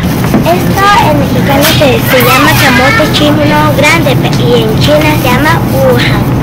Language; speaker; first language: Spanish; early bilingual, other home language; Cantonese